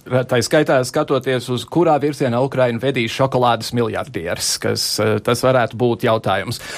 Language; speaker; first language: Latvian; early bilingual, heritage; Latvian